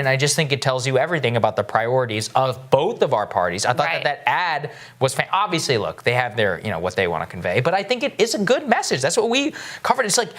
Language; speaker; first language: English; native; English